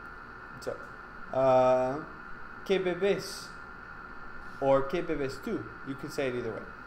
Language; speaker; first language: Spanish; non-native, fluent; English